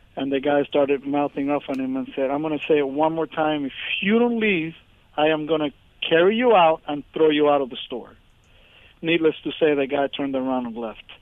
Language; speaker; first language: English; early bilingual, other home language; Spanish